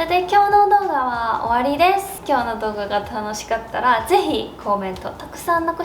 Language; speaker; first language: Japanese; non-native, learner; Korean